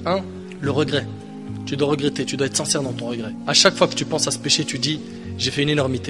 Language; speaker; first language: French; native; French